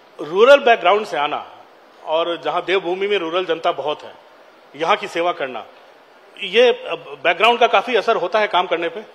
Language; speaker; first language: Hindi; native; Hindi